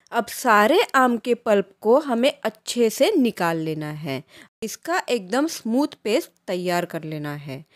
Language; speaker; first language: Hindi; non-native, local second language; Marathi